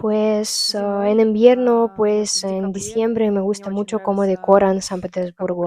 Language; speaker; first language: Spanish; non-native, fluent; Russian